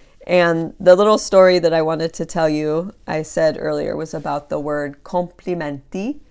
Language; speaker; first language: English; native; English